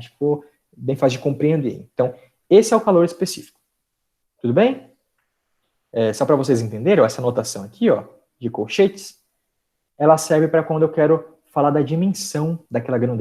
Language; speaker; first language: Portuguese; native; Portuguese